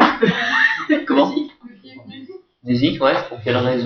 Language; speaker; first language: French; native; French